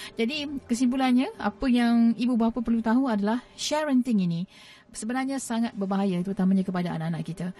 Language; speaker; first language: Malay; native; Malay